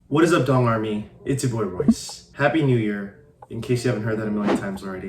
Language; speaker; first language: English; early bilingual, other home language; Chinese